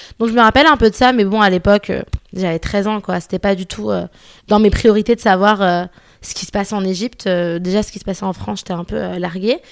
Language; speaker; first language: French; early bilingual, other home language; Arabic